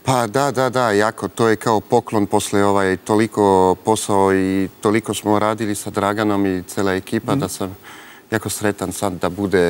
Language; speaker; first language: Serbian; early bilingual, heritage; French